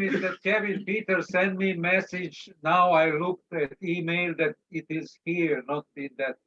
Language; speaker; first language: English; non-native, learner; Serbian